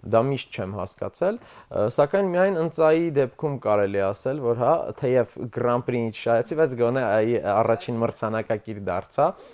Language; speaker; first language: Armenian; native; Armenian